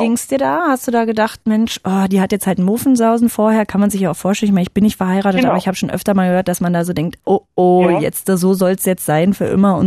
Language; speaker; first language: German; native; German